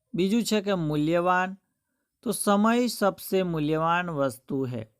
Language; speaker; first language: Hindi; non-native, local second language; Gujarati